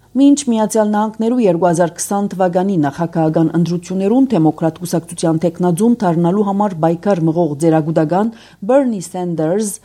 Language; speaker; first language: Armenian; native; Armenian